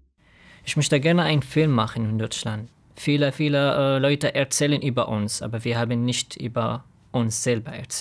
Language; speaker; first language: German; non-native, learner; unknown